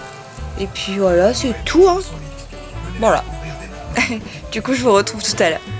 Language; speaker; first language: French; native; French